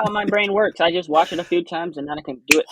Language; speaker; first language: English; native; English